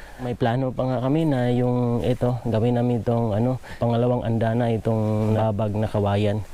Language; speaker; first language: Filipino; non-native, local second language; Cebuano